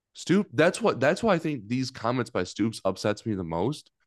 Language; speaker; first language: English; native; English